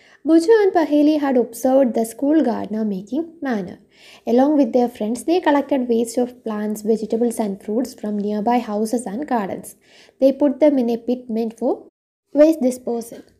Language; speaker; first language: English; non-native, local second language; Malayalam